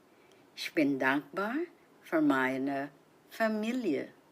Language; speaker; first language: German; non-native, fluent; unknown